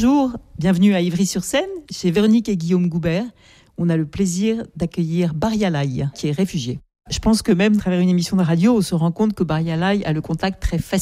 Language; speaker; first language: French; native; French